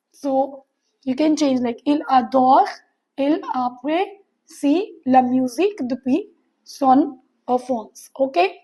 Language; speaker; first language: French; non-native, fluent; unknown